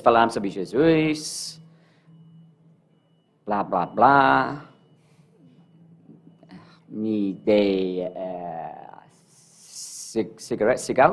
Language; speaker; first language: Portuguese; non-native, learner; English